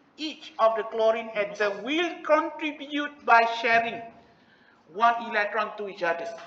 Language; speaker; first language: English; non-native, local second language; Malay